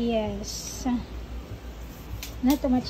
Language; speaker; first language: English; non-native, learner; Filipino